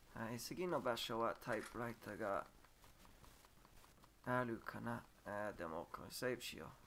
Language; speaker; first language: Japanese; non-native, learner; English